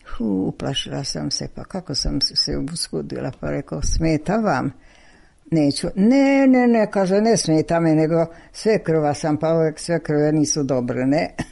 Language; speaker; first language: Serbian; non-native, local second language; Hungarian